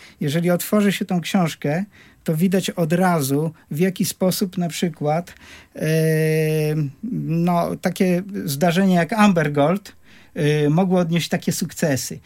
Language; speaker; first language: Polish; native; Polish